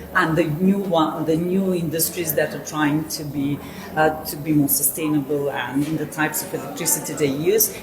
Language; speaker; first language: English; non-native, fluent; Macedonian